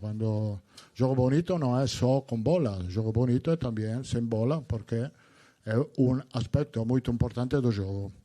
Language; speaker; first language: Spanish; non-native, fluent; Italian